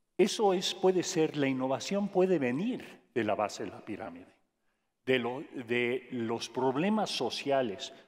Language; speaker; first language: Spanish; non-native, fluent; English